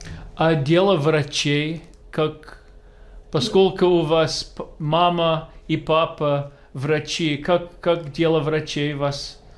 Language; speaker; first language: Russian; non-native, fluent; English